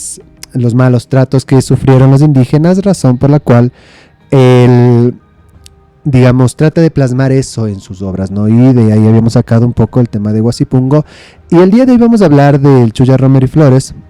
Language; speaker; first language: Spanish; native; Spanish